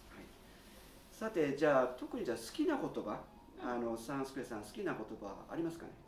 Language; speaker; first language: Japanese; native; Japanese